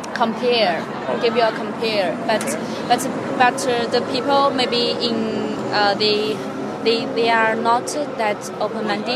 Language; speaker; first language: English; non-native, fluent; Chinese